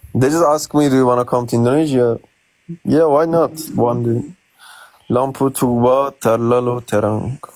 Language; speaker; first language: English; non-native, learner; Turkish